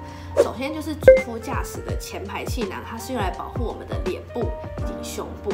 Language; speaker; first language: Chinese; native; Chinese